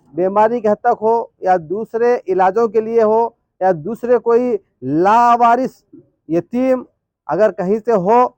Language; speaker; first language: Urdu; native; Urdu